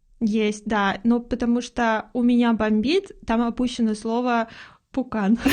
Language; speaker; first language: Russian; native; Russian